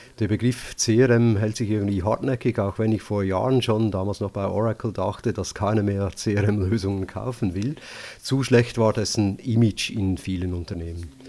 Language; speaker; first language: German; native; German